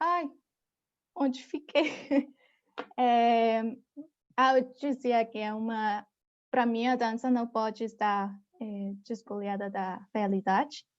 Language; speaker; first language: Portuguese; non-native, fluent; Spanish